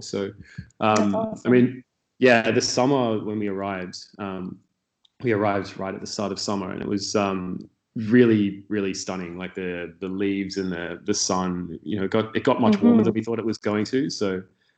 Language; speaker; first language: English; native; English